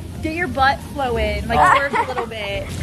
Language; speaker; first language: English; native; English